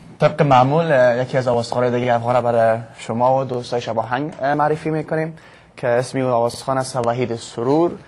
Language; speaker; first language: Persian; native; Persian